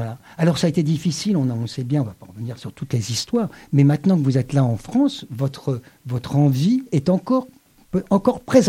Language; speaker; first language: French; native; French